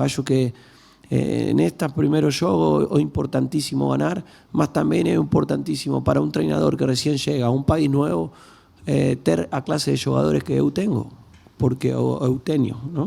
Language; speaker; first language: Portuguese; non-native, learner; Spanish